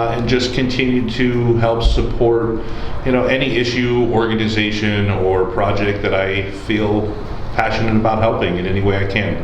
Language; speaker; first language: English; native; English